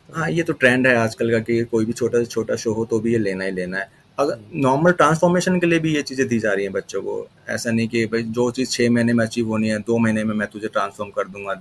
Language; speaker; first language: Hindi; native; Hindi